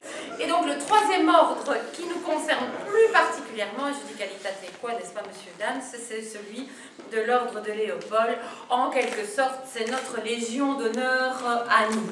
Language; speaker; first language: French; native; French